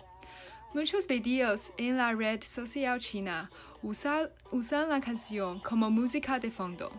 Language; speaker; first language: Spanish; non-native, learner; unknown